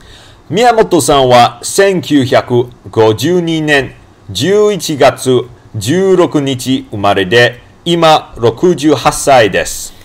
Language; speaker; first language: Japanese; non-native, learner; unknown